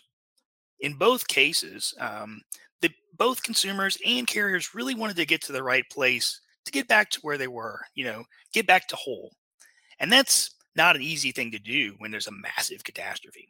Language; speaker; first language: English; native; English